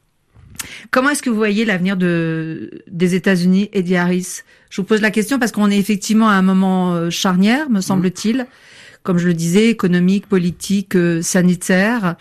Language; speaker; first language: French; native; French